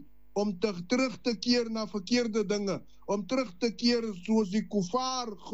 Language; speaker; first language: Dutch; non-native, learner; Afrikaans